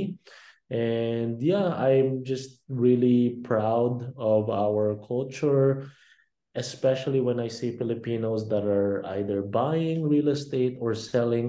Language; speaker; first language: English; non-native, local second language; Filipino